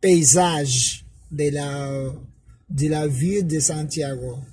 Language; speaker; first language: French; non-native, fluent; Spanish